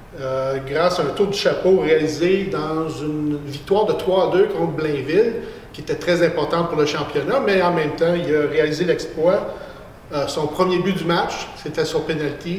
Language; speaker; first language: French; native; French